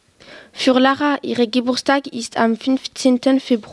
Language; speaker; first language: German; non-native, learner; French